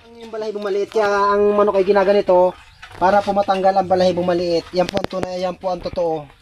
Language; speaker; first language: Filipino; non-native, local second language; Bikol